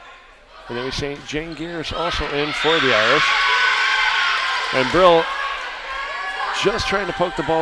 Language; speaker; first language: English; native; English